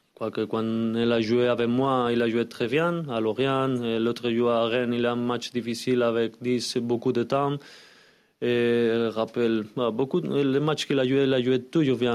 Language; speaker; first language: French; non-native, learner; Spanish